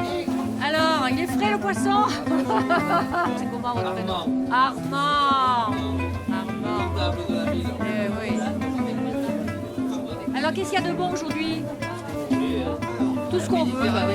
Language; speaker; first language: French; native; French